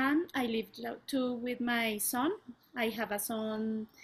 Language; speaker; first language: English; non-native, learner; Spanish